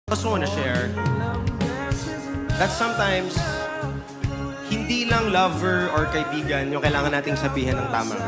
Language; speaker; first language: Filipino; native; Filipino